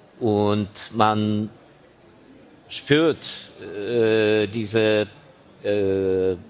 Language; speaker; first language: German; non-native, fluent; Ukrainian